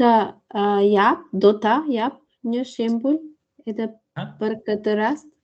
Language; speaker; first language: Albanian; non-native, learner; Macedonian